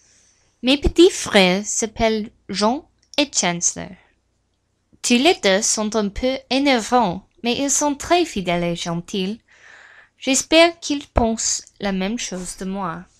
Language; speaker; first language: French; non-native, learner; English